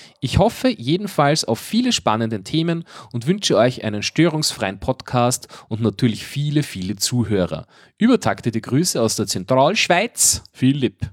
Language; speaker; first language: German; native; German